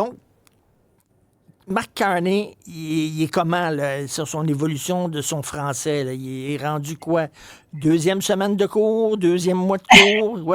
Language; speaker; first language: French; native; French